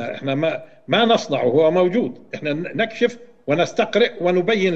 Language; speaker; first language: Arabic; native; Arabic